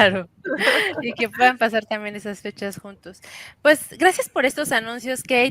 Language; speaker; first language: Spanish; native; Spanish